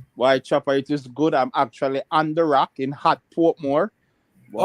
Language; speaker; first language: English; native; English